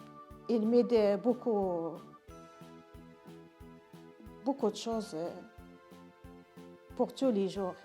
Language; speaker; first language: French; non-native, learner; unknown